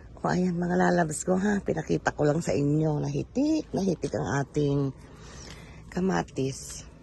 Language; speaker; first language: Filipino; non-native, local second language; Iloko